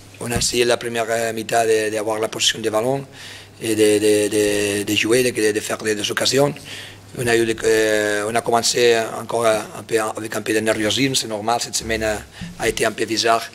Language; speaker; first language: French; non-native, fluent; Spanish